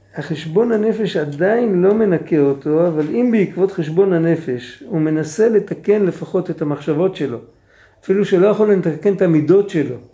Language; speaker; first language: Hebrew; non-native, fluent; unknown